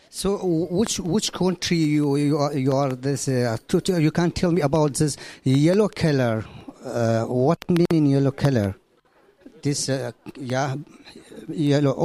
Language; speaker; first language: English; non-native, learner; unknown